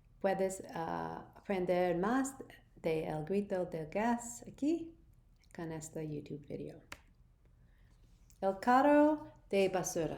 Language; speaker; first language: Spanish; non-native, learner; English